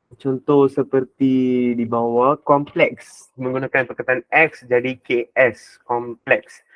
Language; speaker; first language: Malay; non-native, local second language; Tamil